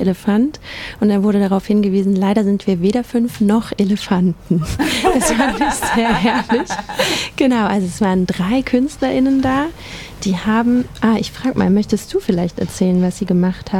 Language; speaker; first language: German; native; German